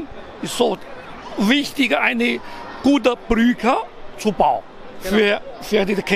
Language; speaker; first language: German; non-native, learner; Chinese